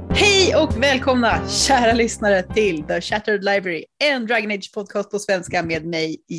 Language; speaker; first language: Swedish; native; Swedish